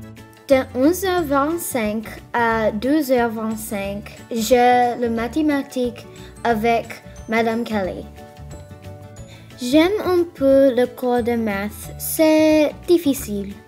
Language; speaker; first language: French; non-native, learner; English